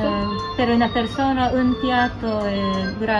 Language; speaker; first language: Italian; non-native, learner; Japanese